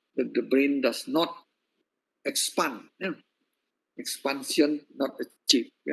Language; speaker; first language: English; non-native, fluent; Indonesian